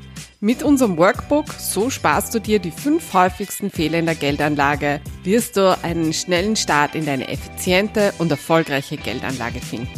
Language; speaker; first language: German; native; German